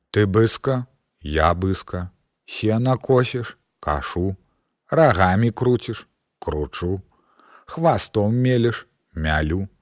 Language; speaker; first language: Belarusian; native; Belarusian